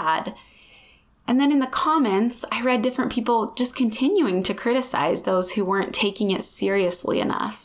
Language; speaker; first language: English; native; English